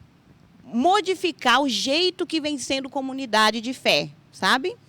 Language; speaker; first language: Portuguese; native; Portuguese